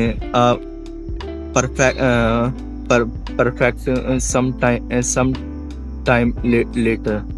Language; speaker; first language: English; non-native, learner; Hindi